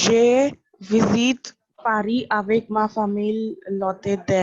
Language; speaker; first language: French; non-native, learner; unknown